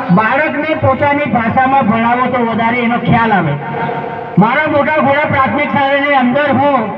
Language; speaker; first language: Gujarati; non-native, local second language; Rathawi